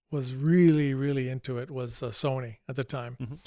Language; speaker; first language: English; native; English